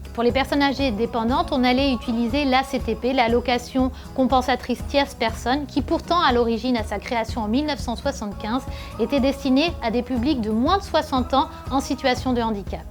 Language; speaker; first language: French; native; French